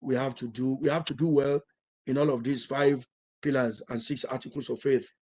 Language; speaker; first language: English; non-native, local second language; Yoruba